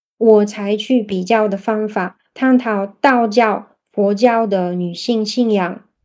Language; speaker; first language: Chinese; non-native, fluent; Bulgarian